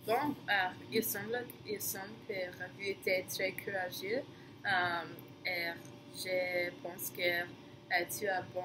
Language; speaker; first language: French; non-native, learner; English